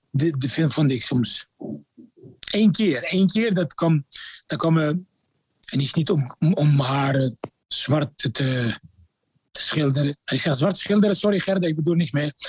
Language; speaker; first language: Dutch; non-native, fluent; Arabic